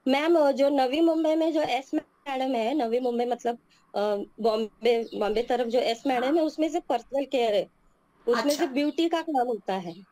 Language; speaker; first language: Hindi; non-native, local second language; Telugu